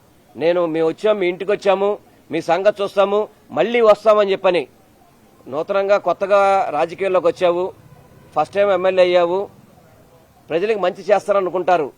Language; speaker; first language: Telugu; native; Telugu